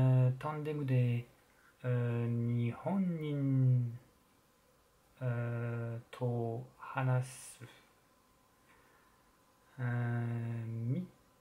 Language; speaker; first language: Japanese; non-native, learner; French